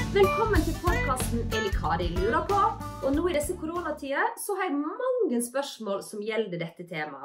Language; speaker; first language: Norwegian; native; Norwegian